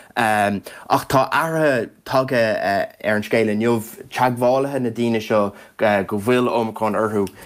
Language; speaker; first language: Irish; native; Irish